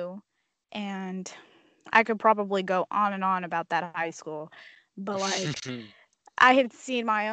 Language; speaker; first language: English; native; English